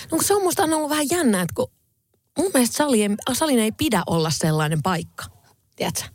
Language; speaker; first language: Finnish; native; Finnish